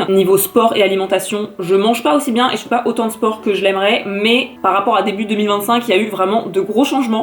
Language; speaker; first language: French; native; French